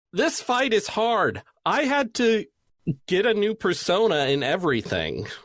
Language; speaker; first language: English; native; English